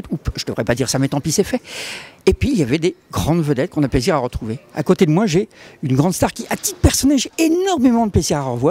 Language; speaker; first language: French; native; French